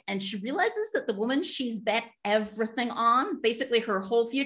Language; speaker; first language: English; native; English